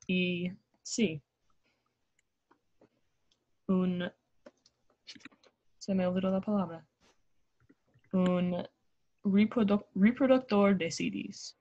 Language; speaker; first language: Spanish; non-native, learner; English